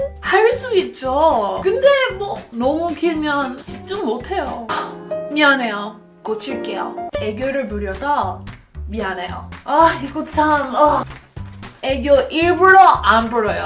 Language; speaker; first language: Korean; non-native, fluent; English